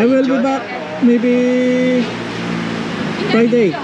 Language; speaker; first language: English; non-native, learner; Filipino